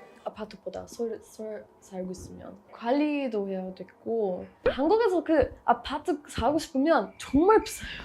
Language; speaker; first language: Korean; non-native, learner; English